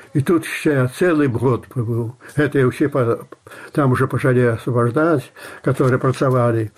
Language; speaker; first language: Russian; non-native, local second language; Belarusian